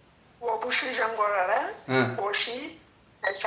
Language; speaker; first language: Chinese; non-native, learner; Amharic